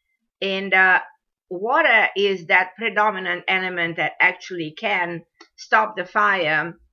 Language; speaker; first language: English; non-native, fluent; Romanian